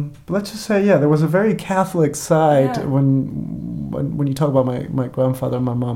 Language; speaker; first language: English; non-native, fluent; Spanish